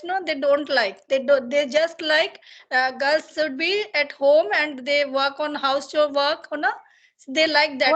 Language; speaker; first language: English; non-native, learner; Hindi